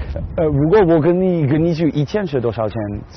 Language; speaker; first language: Chinese; non-native, learner; English